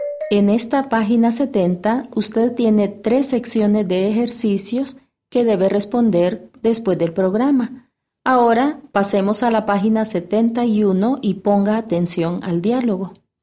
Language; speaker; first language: Spanish; native; Spanish